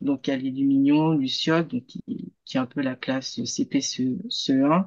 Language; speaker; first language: French; native; French